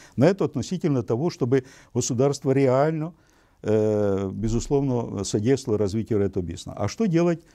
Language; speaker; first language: Russian; non-native, local second language; Ukrainian